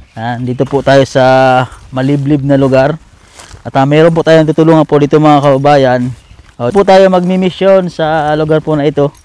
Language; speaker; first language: Filipino; native; Filipino